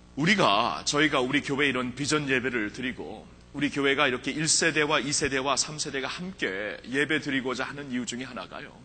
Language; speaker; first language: Korean; early bilingual, heritage; Korean